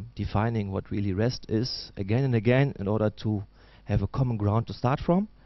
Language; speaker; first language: English; non-native, fluent; German